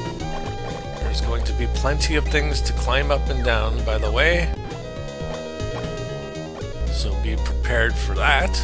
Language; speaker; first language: English; native; English